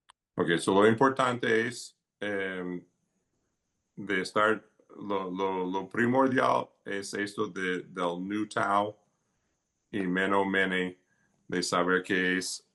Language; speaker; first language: Spanish; non-native, fluent; English